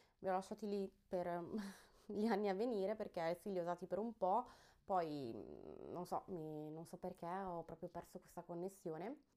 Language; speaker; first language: Italian; early bilingual, heritage; Italian